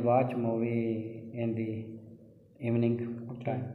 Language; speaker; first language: English; non-native, learner; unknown